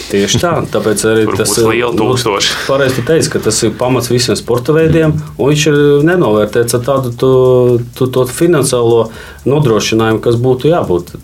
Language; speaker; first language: Latvian; non-native, local second language; Russian